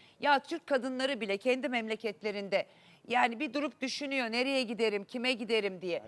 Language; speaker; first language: Turkish; native; Turkish